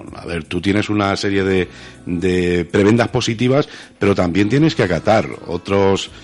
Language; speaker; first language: Spanish; native; Spanish